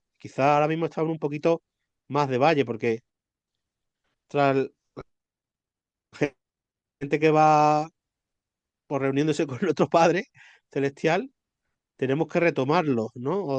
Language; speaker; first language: Spanish; native; Spanish